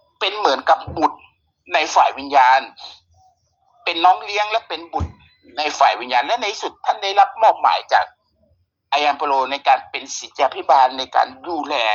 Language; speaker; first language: Thai; native; Thai